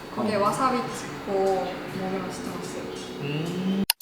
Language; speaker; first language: Korean; non-native, learner; Japanese